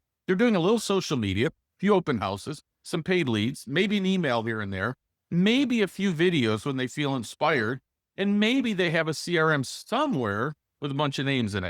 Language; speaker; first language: English; native; English